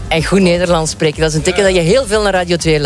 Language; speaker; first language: Dutch; native; Dutch